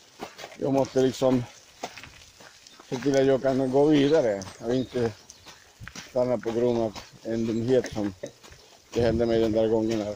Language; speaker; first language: Swedish; non-native, learner; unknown